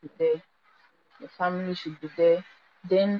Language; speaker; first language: English; non-native, local second language; Igbo